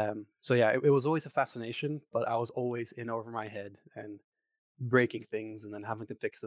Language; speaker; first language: English; non-native, fluent; Dutch